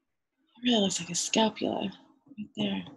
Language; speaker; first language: English; native; English